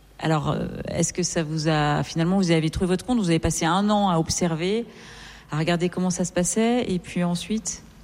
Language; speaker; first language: French; native; French